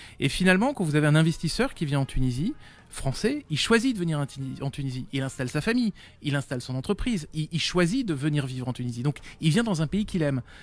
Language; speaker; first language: French; native; French